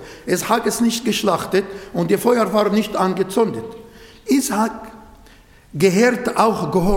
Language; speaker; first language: German; non-native, fluent; Arabic